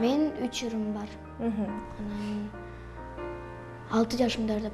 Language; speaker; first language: Kyrgyz; early bilingual, other home language; Turkish